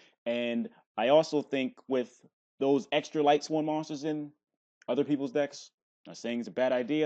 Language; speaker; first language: English; native; English